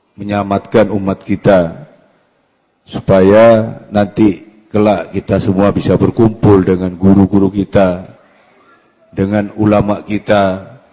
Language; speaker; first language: Indonesian; non-native, local second language; Madurese